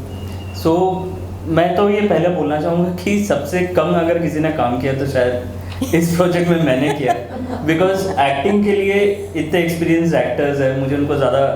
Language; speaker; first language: Hindi; native; Hindi